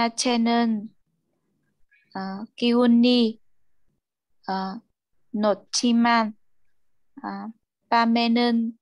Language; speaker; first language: Korean; non-native, learner; Vietnamese